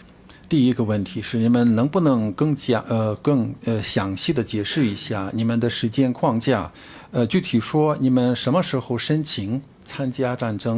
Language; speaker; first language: Chinese; non-native, fluent; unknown